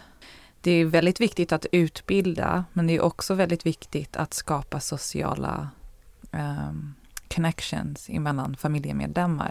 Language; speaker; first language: Swedish; early bilingual, heritage; Swedish